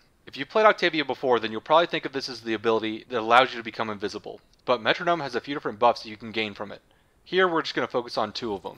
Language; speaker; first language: English; native; English